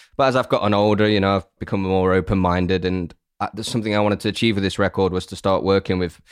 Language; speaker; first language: English; native; English